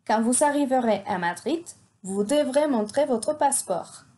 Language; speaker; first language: French; non-native, fluent; Spanish